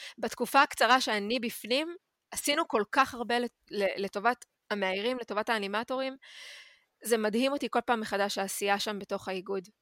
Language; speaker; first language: Hebrew; native; Hebrew